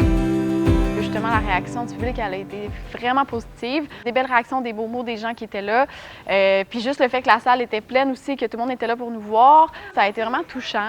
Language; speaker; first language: French; native; French